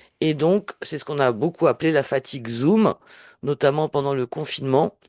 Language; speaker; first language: French; native; French